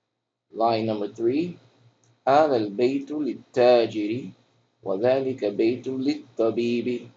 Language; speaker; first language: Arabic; non-native, fluent; English